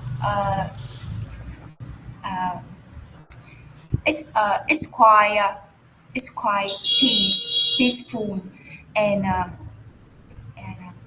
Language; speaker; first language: English; non-native, learner; Vietnamese